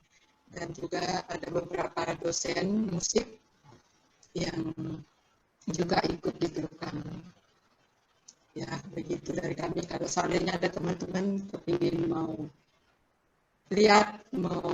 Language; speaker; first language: Indonesian; non-native, local second language; Balinese